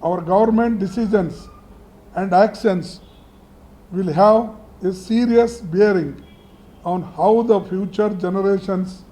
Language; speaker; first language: English; non-native, local second language; Kannada